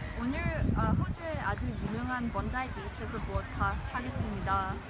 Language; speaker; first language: Korean; early bilingual, heritage; English